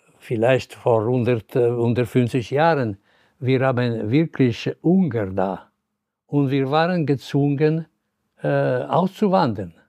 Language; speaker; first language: German; non-native, local second language; Italian